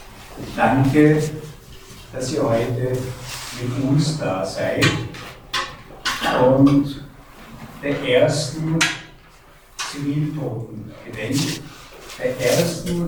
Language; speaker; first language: German; native; German